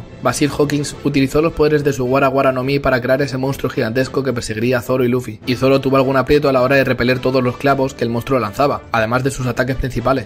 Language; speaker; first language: Spanish; native; Spanish